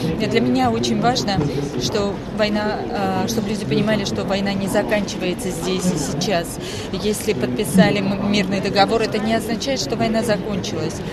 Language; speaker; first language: Russian; non-native, local second language; Armenian